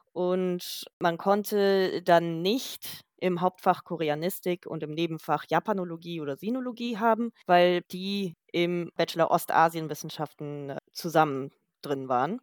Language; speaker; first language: German; native; German